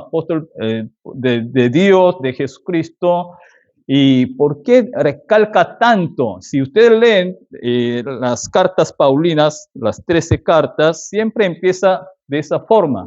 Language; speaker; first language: Spanish; non-native, fluent; Korean